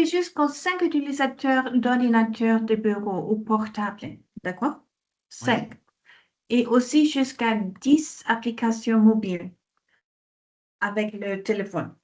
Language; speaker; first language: French; non-native, fluent; Dutch